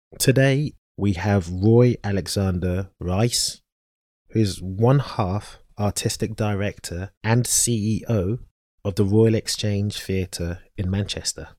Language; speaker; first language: English; native; English